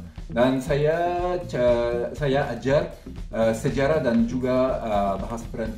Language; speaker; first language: Indonesian; non-native, fluent; French